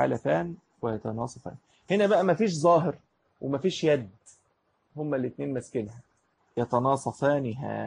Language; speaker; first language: Arabic; native; Arabic